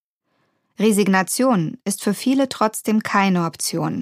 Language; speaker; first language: German; native; German